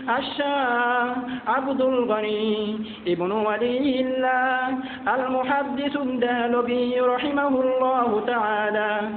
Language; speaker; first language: Arabic; non-native, fluent; Bangla